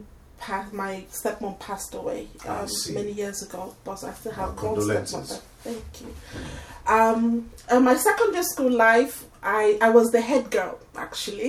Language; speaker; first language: English; non-native, local second language; Yoruba